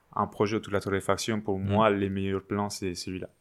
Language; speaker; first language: French; non-native, fluent; Spanish